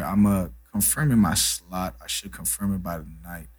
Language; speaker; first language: English; early bilingual, other home language; Portuguese